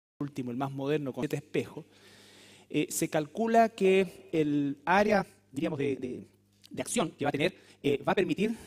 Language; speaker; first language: Spanish; native; Spanish